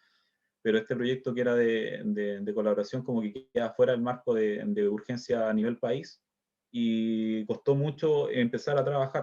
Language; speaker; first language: Spanish; native; Spanish